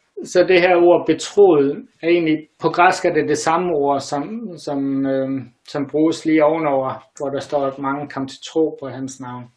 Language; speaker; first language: Danish; native; Danish